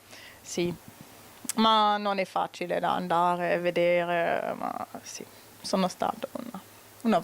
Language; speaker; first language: Italian; non-native, learner; German